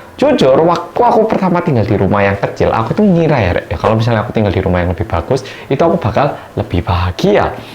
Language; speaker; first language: Indonesian; non-native, fluent; Korean